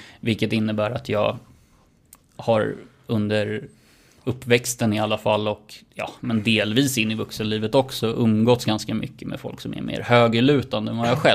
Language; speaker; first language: Swedish; native; Swedish